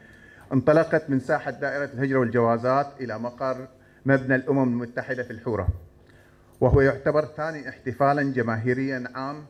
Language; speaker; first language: Arabic; native; Arabic